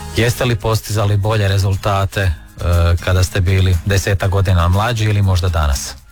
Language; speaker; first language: Croatian; native; Croatian